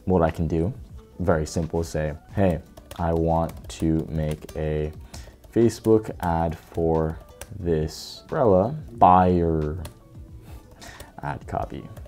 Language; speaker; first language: English; native; English